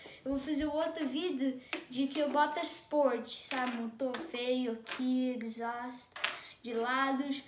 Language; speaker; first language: Portuguese; early bilingual, heritage; Portuguese